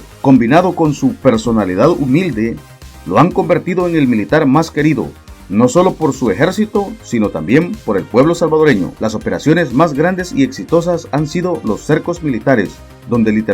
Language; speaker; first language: Spanish; native; Spanish